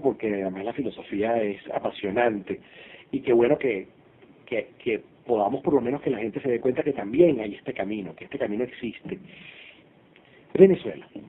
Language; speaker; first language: Spanish; native; Spanish